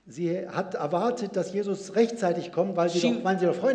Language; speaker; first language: German; native; German